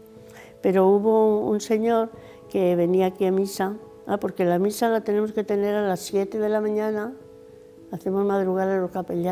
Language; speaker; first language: Spanish; native; Spanish